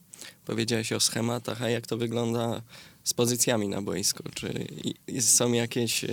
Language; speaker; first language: Polish; native; Polish